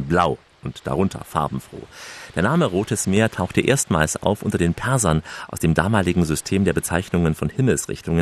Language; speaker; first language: German; native; German